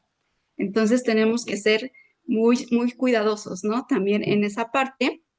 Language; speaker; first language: Spanish; native; Spanish